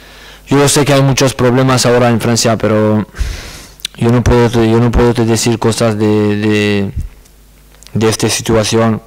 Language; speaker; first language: Spanish; non-native, learner; French